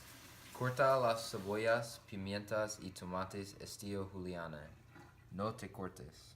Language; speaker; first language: Spanish; non-native, learner; English